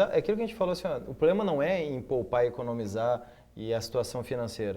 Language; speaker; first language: Portuguese; native; Portuguese